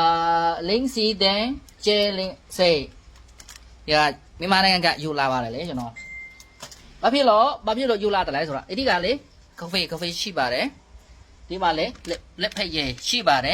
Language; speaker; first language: Burmese; non-native, learner; Khmer